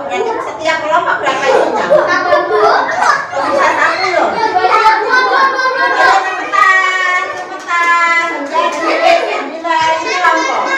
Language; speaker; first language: Indonesian; native; Indonesian